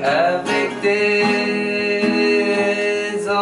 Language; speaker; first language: French; non-native, learner; Malay